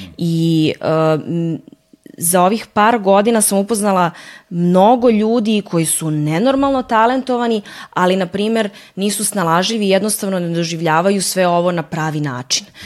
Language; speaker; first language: Serbian; early bilingual, heritage; Serbian